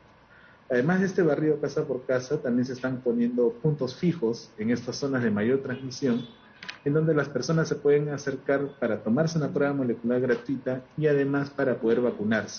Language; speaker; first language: Spanish; native; Spanish